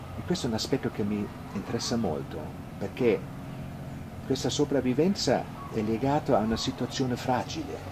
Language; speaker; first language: Italian; non-native, fluent; German